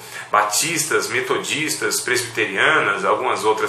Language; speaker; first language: Portuguese; native; Portuguese